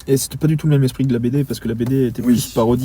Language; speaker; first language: French; native; French